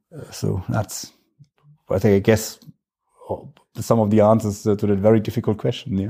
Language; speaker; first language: English; non-native, fluent; German